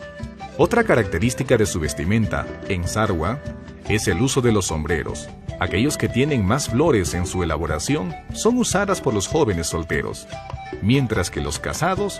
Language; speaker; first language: Spanish; native; Spanish